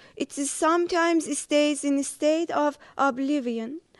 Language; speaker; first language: English; non-native, fluent; Persian